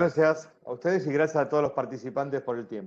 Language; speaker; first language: Spanish; native; Spanish